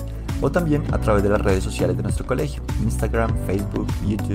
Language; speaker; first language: Spanish; native; Spanish